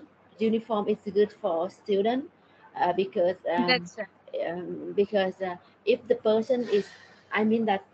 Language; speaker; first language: English; non-native, learner; Thai